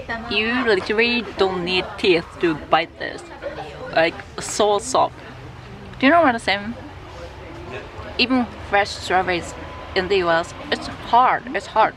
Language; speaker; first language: English; non-native, fluent; Japanese